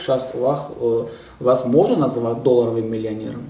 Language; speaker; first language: Russian; non-native, local second language; Tajik